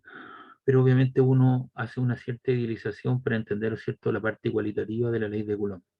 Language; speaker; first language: Spanish; native; Spanish